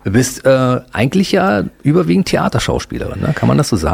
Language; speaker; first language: German; native; German